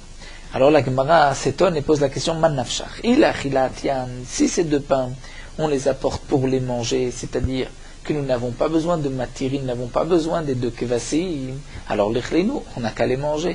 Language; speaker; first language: French; native; French